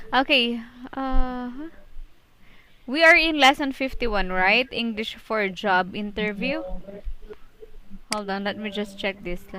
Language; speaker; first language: English; non-native, fluent; Filipino